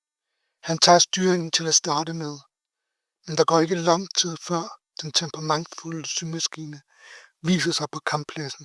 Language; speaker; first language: Danish; native; Danish